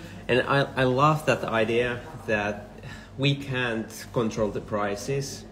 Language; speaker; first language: English; non-native, fluent; Finnish